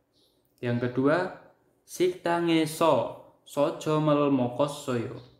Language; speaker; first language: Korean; non-native, fluent; Indonesian